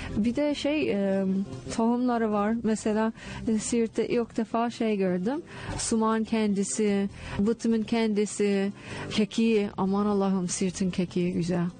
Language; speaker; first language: Turkish; non-native, fluent; English